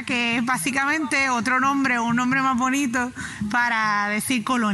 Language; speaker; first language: Spanish; native; Spanish